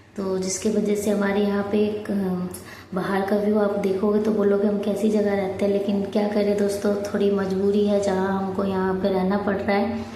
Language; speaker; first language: Hindi; non-native, local second language; Bangla